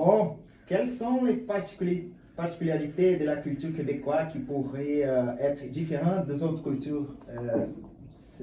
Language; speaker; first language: French; non-native, learner; Portuguese